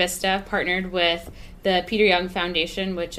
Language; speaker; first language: English; native; English